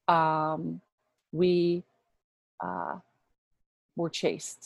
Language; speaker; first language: English; native; English